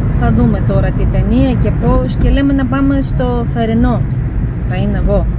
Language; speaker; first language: Greek; non-native, fluent; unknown